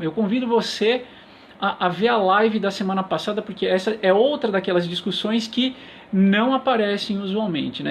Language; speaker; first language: Portuguese; native; Portuguese